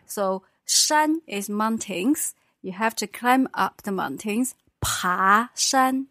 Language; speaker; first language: English; non-native, fluent; Chinese